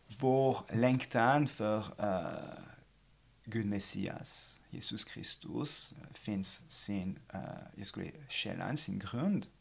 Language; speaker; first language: Swedish; non-native, fluent; French